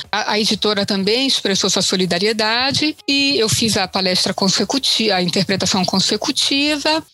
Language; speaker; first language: Portuguese; early bilingual, other home language; Italian